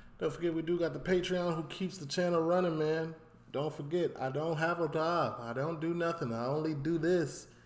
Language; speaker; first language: English; native; English